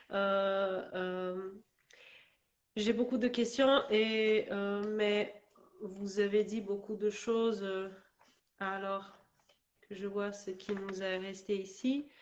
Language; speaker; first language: French; non-native, learner; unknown